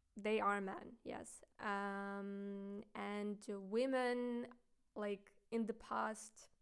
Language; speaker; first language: English; non-native, fluent; Ukrainian